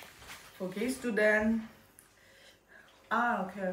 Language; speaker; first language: German; non-native, learner; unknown